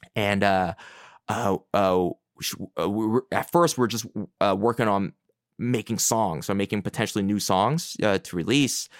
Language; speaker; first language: English; native; English